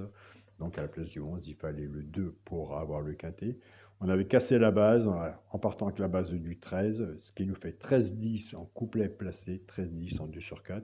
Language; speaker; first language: French; native; French